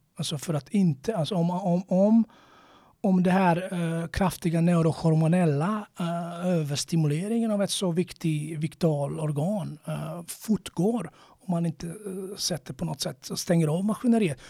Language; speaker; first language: Swedish; non-native, fluent; Croatian